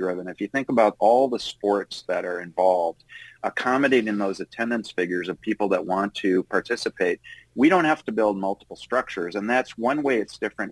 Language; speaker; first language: English; native; English